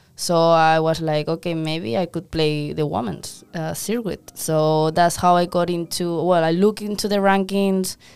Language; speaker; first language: English; non-native, fluent; Spanish